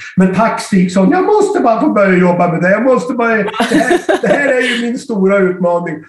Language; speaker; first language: Swedish; native; Swedish